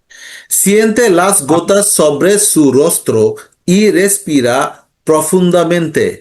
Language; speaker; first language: Spanish; non-native, learner; Bangla